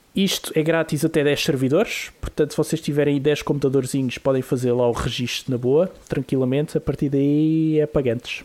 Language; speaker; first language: Portuguese; native; Portuguese